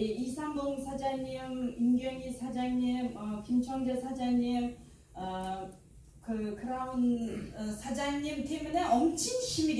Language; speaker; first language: Korean; non-native, learner; Uzbek